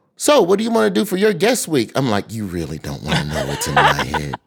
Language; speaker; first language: English; native; English